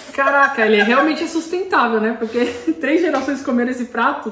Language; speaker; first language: Portuguese; native; Portuguese